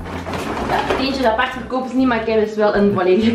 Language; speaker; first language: Dutch; native; Dutch